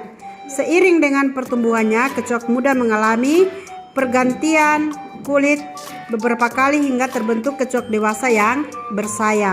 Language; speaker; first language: Indonesian; native; Indonesian